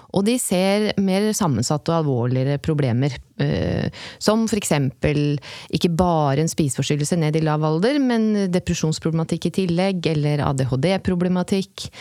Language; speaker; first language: Norwegian; native; Norwegian